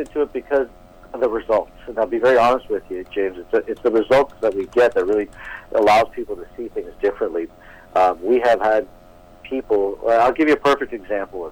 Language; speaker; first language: English; native; English